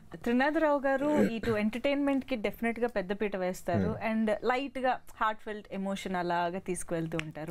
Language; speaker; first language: Telugu; native; Telugu